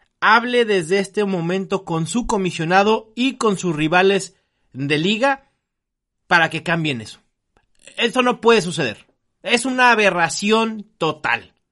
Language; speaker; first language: Spanish; native; Spanish